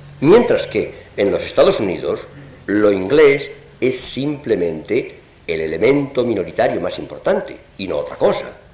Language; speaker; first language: Spanish; native; Spanish